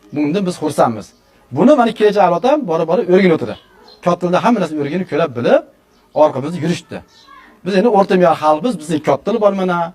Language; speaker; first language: Uzbek; non-native, local second language; Uyghur